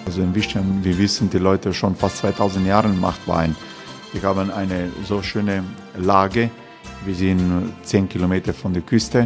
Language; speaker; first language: German; non-native, fluent; Croatian